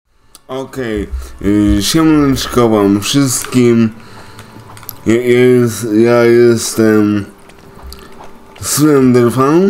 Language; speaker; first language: Polish; native; Polish